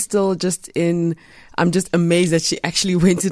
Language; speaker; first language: English; non-native, local second language; Ganda